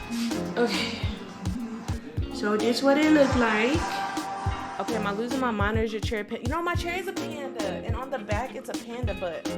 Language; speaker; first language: English; native; English